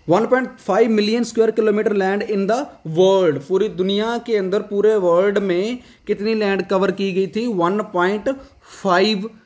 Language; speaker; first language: Hindi; non-native, local second language; Punjabi